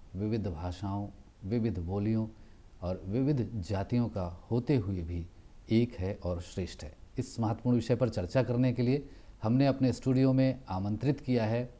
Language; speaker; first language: Hindi; native; Hindi